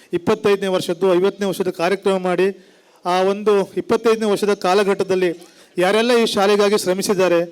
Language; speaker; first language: Kannada; native; Kannada